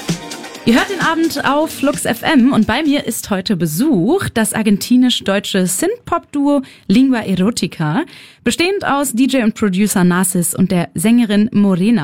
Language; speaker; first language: German; native; German